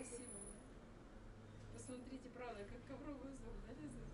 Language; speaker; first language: Russian; native; Russian